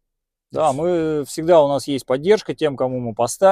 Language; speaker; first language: Russian; native; Russian